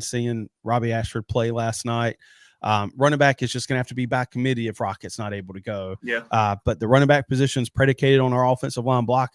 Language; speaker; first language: English; native; English